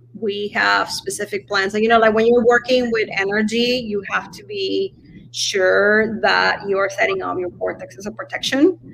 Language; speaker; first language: English; non-native, fluent; Spanish